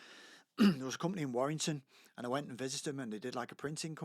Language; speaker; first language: English; native; English